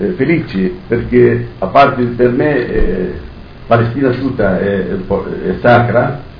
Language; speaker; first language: Italian; non-native, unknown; Arabic